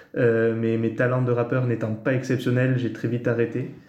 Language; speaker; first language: French; native; French